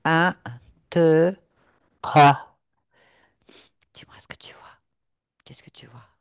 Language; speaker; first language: French; native; French